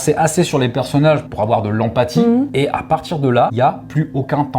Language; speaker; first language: French; native; French